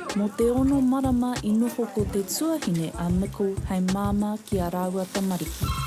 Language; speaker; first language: Māori; native; Māori